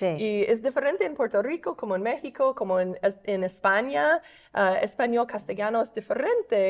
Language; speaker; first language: Spanish; non-native, fluent; English